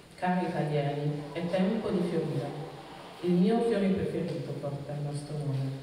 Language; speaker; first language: Italian; early bilingual, other home language; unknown